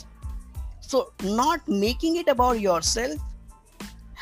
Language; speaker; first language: English; non-native, local second language; Hindi